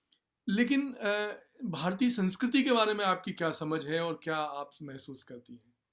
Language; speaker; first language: Hindi; native; Hindi